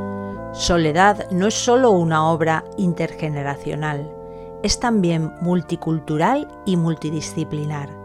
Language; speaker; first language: Spanish; native; Spanish